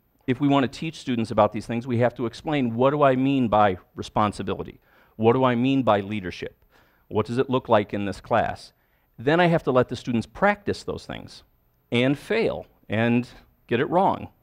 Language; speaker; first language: English; native; English